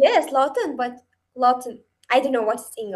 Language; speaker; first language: English; non-native, learner; Uzbek